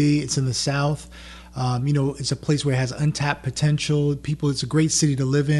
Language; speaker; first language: English; early bilingual, other home language; French